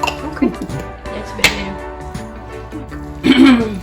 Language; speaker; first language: Russian; early bilingual, other home language; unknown